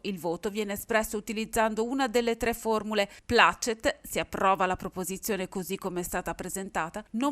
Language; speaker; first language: Italian; native; Italian